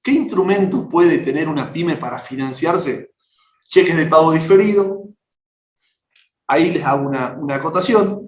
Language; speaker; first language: Spanish; native; Spanish